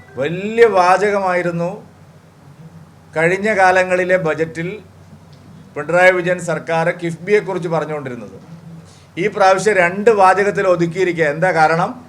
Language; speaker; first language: Malayalam; native; Malayalam